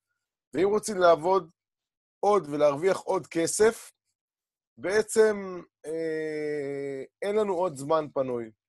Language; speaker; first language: Hebrew; native; Hebrew